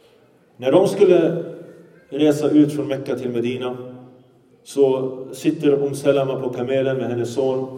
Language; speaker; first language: Swedish; early bilingual, other home language; Arabic